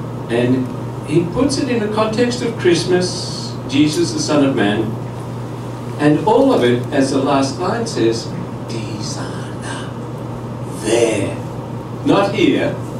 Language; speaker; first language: English; native; English